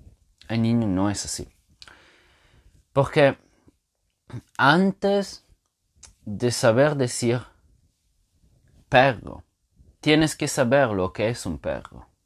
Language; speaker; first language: Spanish; non-native, fluent; Portuguese